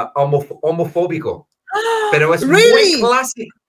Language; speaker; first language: Spanish; non-native, fluent; English